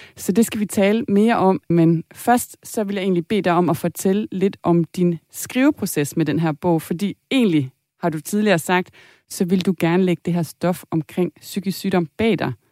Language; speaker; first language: Danish; native; Danish